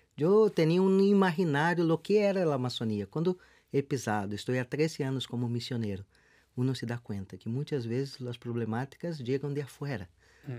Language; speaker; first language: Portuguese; native; Portuguese